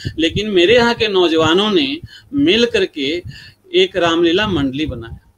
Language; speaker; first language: Hindi; non-native, local second language; Bhojpuri